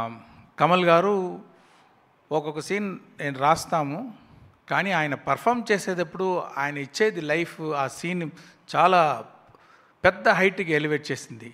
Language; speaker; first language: Telugu; non-native, learner; Tamil